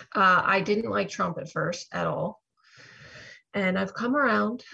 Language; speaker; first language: English; native; English